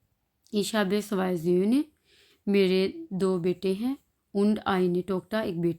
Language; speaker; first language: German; non-native, fluent; Urdu